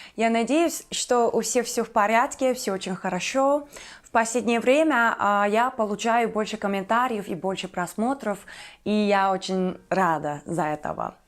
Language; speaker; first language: Russian; non-native, fluent; Turkish